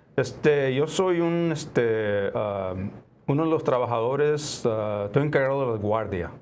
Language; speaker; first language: Spanish; early bilingual, heritage; Spanish